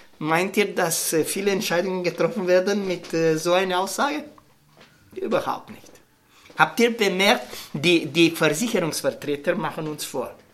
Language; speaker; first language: German; non-native, learner; Romanian